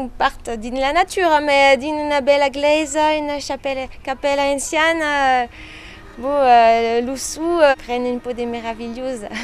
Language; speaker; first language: Occitan; non-native, local second language; French